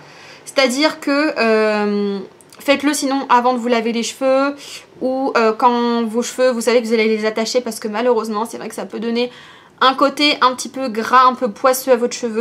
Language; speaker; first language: French; native; French